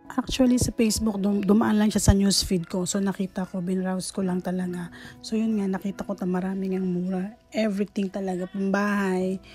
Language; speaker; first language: Filipino; native; Filipino